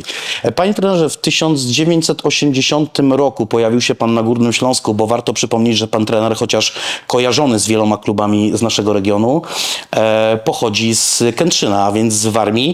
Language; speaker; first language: Polish; native; Polish